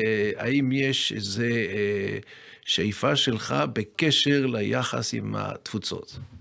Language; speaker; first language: Hebrew; non-native, fluent; French